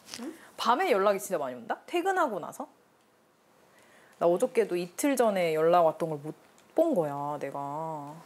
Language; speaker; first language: Korean; native; Korean